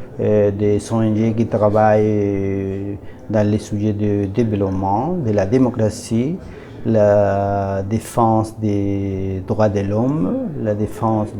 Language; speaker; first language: French; non-native, learner; Spanish